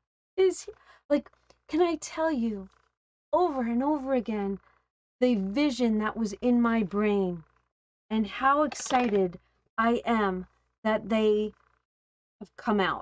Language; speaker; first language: English; native; English